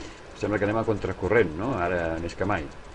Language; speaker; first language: Catalan; native; Catalan